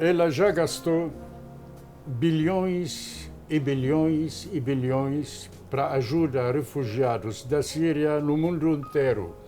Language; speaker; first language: Portuguese; non-native, fluent; Arabic